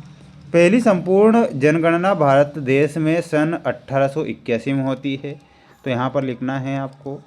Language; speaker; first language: Hindi; native; Hindi